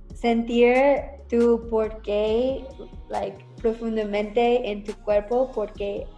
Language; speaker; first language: Spanish; non-native, learner; English